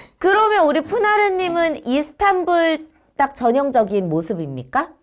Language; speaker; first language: Korean; native; Korean